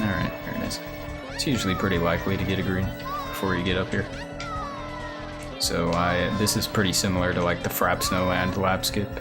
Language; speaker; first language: English; native; English